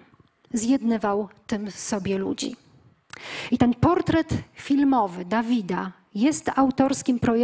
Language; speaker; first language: Polish; native; Polish